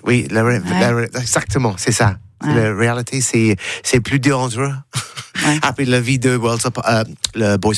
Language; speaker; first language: French; non-native, learner; English